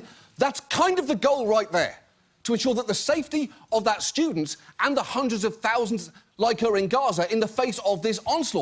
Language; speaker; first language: English; native; English